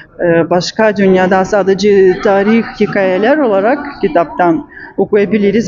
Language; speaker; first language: Turkish; non-native, learner; Russian